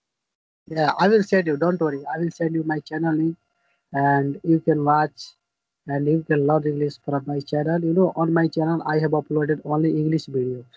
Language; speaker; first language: English; non-native, learner; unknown